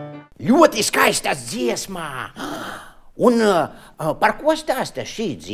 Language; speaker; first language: Latvian; non-native, learner; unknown